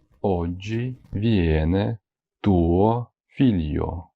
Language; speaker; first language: Italian; non-native, fluent; Ukrainian